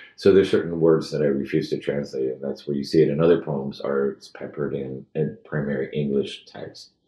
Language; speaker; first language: English; early bilingual, other home language; Spanish